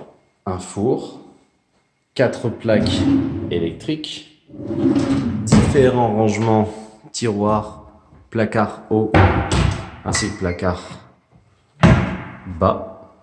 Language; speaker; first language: French; native; French